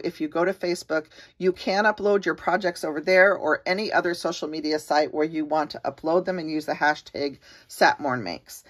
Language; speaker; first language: English; native; English